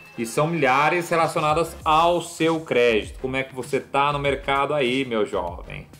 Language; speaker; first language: Portuguese; native; Portuguese